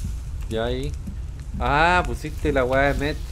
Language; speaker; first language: Spanish; native; Spanish